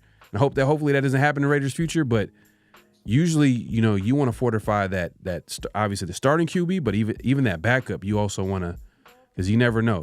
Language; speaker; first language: English; native; English